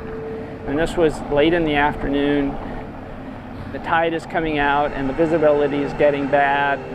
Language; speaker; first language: English; native; English